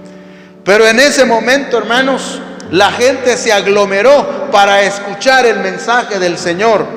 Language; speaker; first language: Spanish; native; Spanish